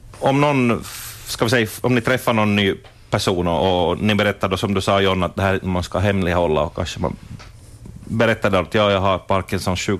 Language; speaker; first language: Swedish; native; Swedish